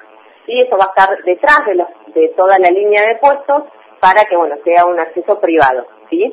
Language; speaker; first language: Spanish; native; Spanish